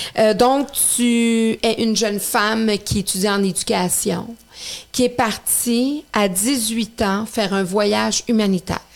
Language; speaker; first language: French; native; French